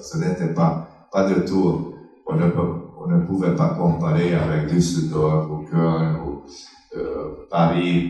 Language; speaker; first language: French; non-native, fluent; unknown